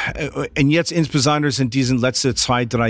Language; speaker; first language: German; non-native, fluent; English